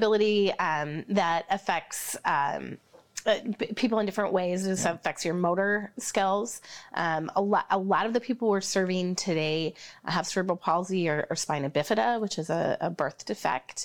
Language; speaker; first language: English; native; English